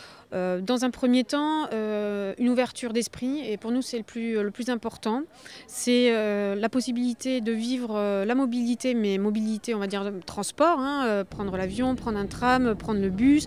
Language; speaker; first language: French; native; French